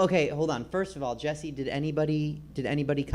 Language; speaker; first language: English; native; English